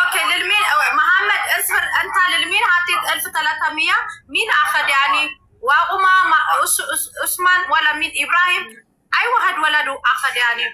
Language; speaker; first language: Arabic; non-native, learner; Amharic